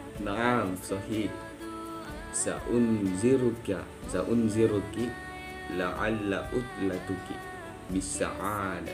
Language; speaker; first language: Arabic; non-native, learner; Indonesian